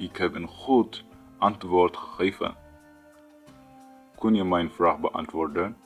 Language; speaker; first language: Dutch; non-native, fluent; Tigrinya